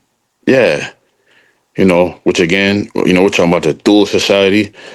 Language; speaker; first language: English; native; English